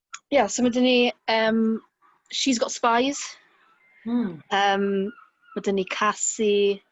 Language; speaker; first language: Welsh; native; Welsh